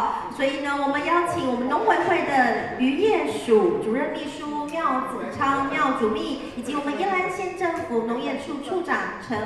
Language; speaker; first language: Chinese; native; Chinese